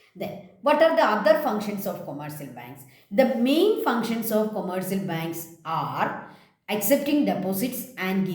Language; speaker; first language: English; non-native, local second language; Malayalam